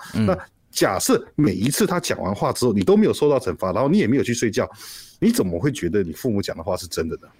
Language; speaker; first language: Chinese; native; Chinese